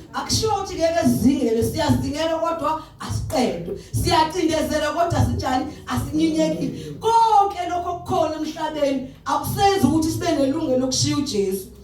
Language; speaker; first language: Zulu; native; Zulu